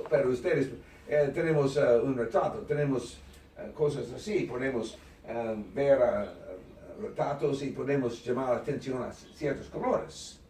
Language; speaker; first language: Spanish; non-native, learner; English